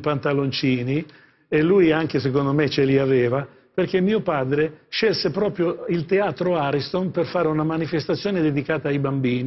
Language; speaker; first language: Italian; native; Italian